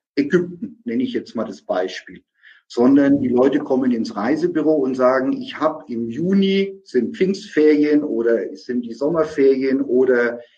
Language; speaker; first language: German; native; German